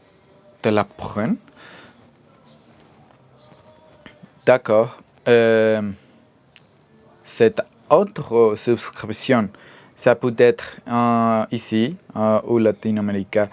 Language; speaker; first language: French; non-native, learner; Spanish